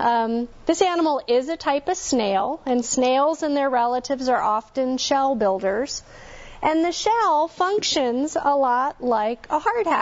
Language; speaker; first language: English; native; English